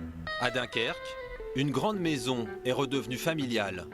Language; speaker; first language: French; native; French